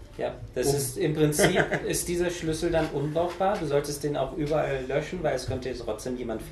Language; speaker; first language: German; native; German